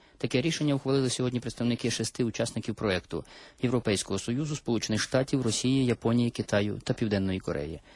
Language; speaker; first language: Ukrainian; native; Ukrainian